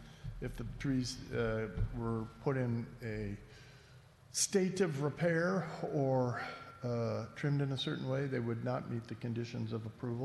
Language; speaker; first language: English; native; English